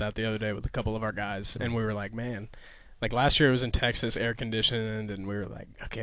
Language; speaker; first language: English; native; English